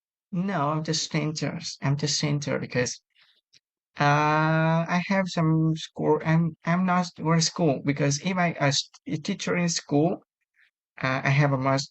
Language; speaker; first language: English; non-native, fluent; Vietnamese